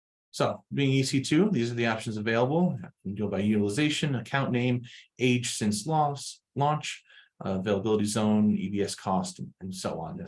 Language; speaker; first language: English; native; English